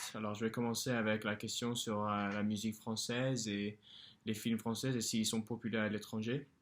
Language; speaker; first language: French; non-native, fluent; English